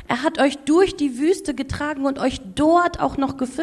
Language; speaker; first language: German; native; German